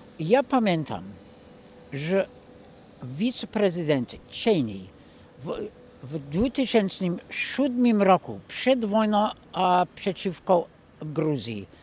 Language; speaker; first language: Polish; non-native, fluent; English